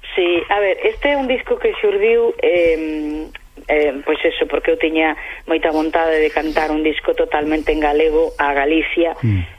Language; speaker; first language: Galician; early bilingual, heritage; Galician